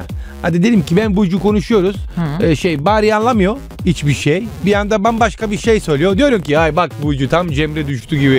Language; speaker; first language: Turkish; non-native, fluent; Italian